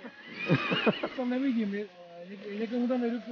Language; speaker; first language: Czech; native; Czech